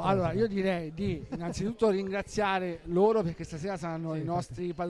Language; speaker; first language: Italian; native; Italian